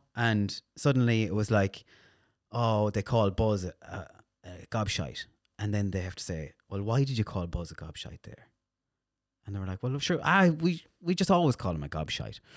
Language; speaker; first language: English; native; English